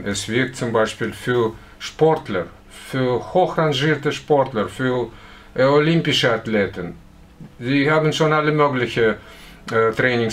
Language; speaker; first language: German; non-native, fluent; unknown